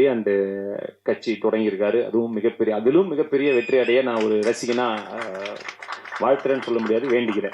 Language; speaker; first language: Tamil; native; Tamil